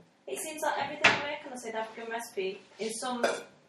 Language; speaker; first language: English; native; English